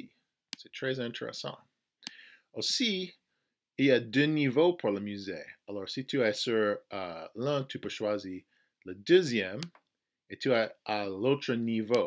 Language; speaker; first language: French; non-native, fluent; English